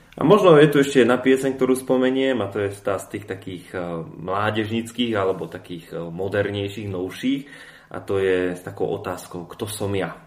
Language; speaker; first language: Slovak; native; Slovak